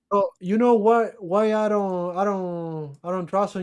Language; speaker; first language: English; non-native, learner; Portuguese